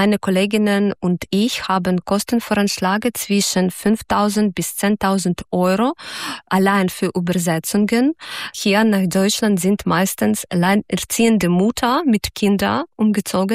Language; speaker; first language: German; non-native, fluent; Ukrainian